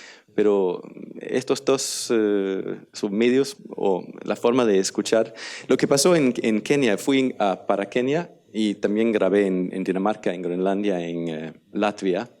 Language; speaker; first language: Spanish; non-native, learner; Danish